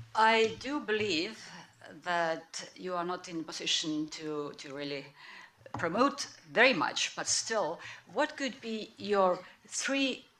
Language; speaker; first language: English; non-native, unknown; Estonian